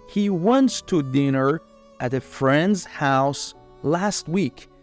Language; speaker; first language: English; non-native, fluent; Persian